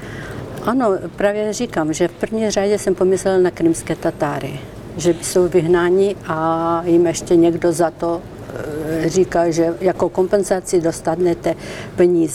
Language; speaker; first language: Czech; non-native, fluent; Ukrainian